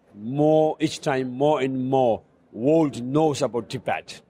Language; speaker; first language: English; non-native, fluent; Chinese